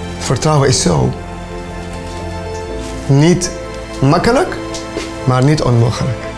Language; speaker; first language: Dutch; non-native, learner; Arabic